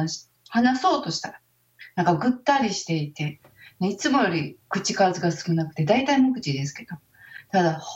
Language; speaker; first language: Japanese; native; Japanese